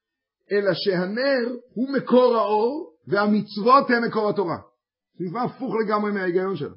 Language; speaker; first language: Hebrew; native; Hebrew